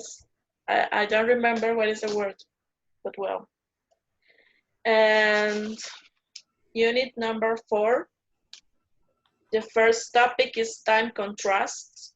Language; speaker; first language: English; non-native, learner; Spanish